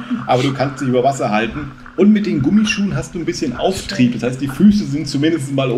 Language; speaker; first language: German; native; German